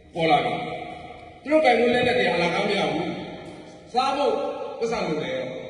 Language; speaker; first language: Burmese; non-native, local second language; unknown